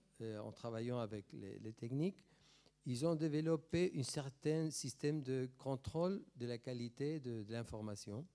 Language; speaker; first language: French; non-native, fluent; Spanish